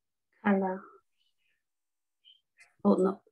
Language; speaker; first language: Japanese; non-native, learner; Chinese